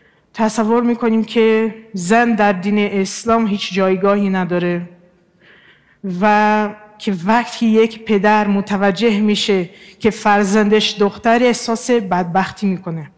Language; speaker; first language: Persian; non-native, fluent; Portuguese